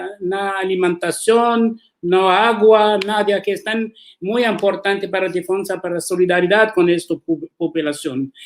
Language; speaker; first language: Spanish; non-native, learner; Arabic